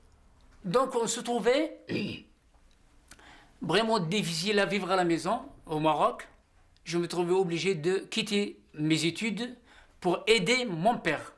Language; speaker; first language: French; non-native, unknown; Riffian